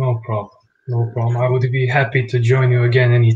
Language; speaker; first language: English; non-native, fluent; Bosnian